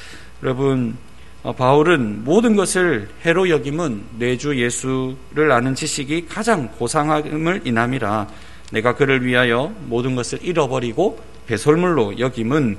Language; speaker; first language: Korean; native; Korean